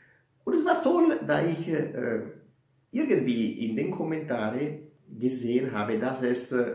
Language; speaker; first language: German; non-native, fluent; Italian